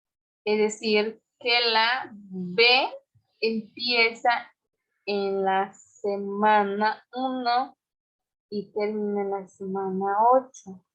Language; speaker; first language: Spanish; native; Spanish